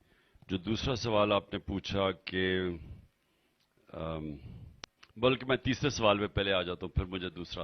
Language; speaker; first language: Urdu; native; Urdu